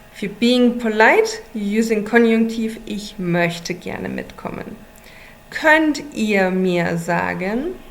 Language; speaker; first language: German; non-native, fluent; English